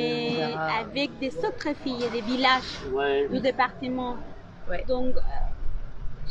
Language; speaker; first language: French; non-native, local second language; Spanish